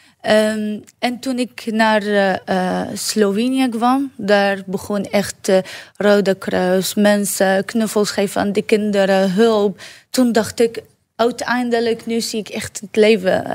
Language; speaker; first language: Dutch; non-native, learner; Arabic